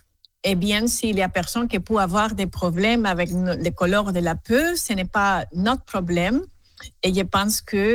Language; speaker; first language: French; non-native, learner; Spanish